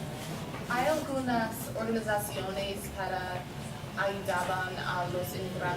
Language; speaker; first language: Spanish; non-native, learner; English